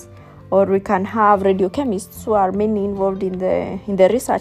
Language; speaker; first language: English; non-native, local second language; Kikuyu